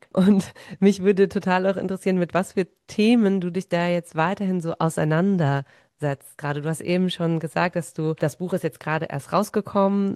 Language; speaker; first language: German; native; German